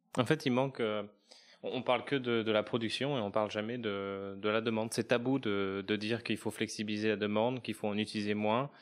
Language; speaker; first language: French; native; French